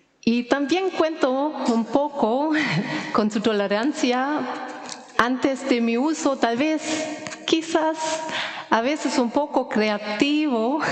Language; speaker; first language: Spanish; non-native, fluent; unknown